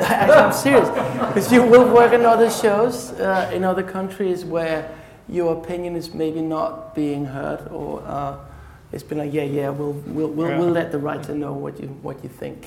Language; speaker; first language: English; non-native, fluent; Danish